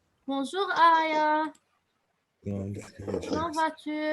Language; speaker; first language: French; non-native, fluent; Arabic